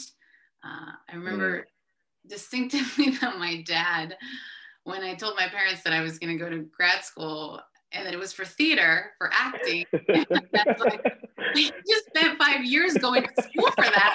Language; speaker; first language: English; early bilingual, other home language; Spanish